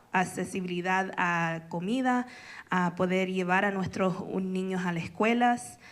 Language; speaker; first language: Spanish; early bilingual, other home language; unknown